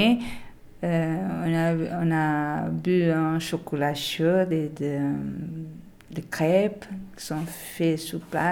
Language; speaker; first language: French; non-native, learner; Portuguese